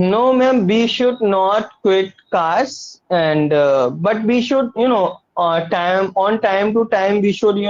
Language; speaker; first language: English; non-native, learner; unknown